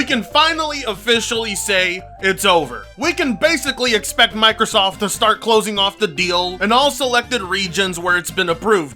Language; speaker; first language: English; native; English